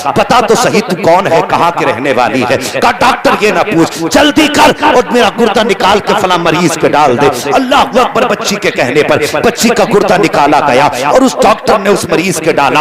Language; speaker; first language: Hindi; native; Hindi